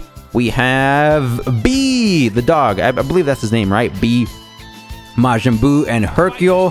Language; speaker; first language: English; native; English